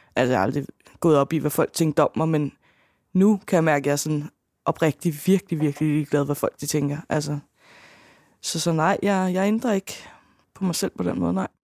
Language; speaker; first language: Danish; native; Danish